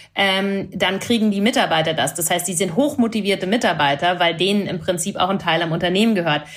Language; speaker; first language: German; non-native, fluent; English